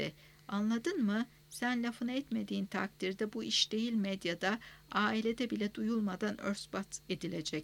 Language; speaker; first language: Turkish; native; Turkish